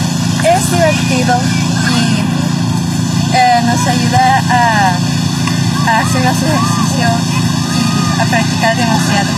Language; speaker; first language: Spanish; early bilingual, other home language; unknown